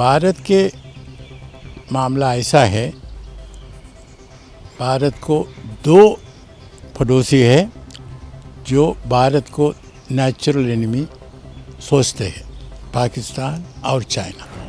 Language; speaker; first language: Hindi; non-native, local second language; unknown